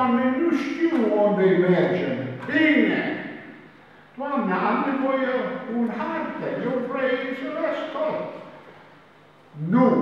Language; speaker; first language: Romanian; non-native, learner; English